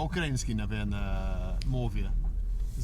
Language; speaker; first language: Russian; non-native, learner; English